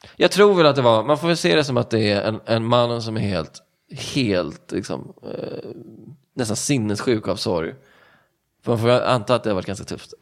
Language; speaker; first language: Swedish; native; Swedish